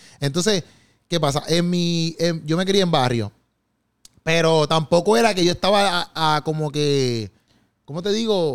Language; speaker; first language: Spanish; native; Spanish